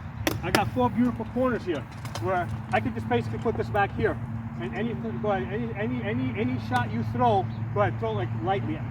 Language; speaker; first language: English; native; English